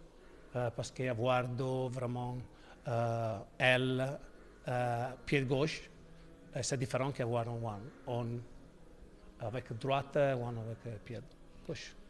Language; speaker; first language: French; non-native, learner; Italian